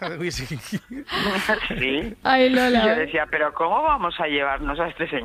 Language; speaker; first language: Spanish; native; Spanish